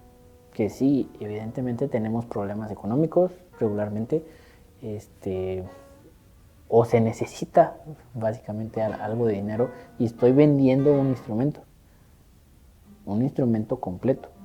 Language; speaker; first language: Spanish; native; Spanish